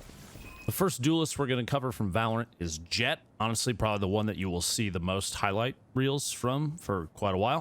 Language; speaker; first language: English; native; English